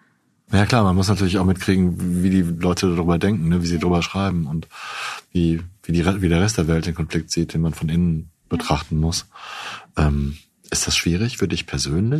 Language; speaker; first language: German; native; German